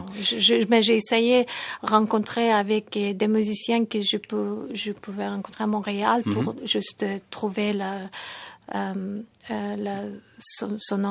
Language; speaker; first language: French; non-native, fluent; Tajik